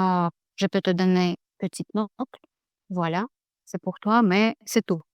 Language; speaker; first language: French; non-native, learner; Russian